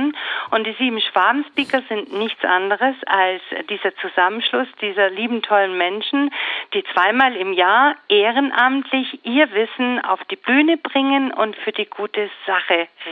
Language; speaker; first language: German; native; German